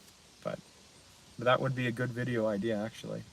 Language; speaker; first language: English; native; English